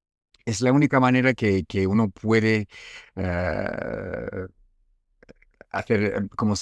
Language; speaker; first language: Spanish; non-native, fluent; French